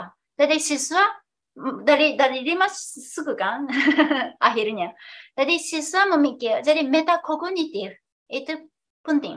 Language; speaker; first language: Indonesian; non-native, fluent; Japanese